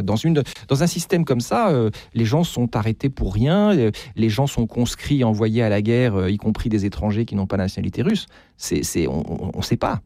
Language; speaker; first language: French; native; French